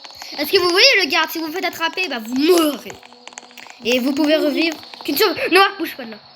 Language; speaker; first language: French; native; French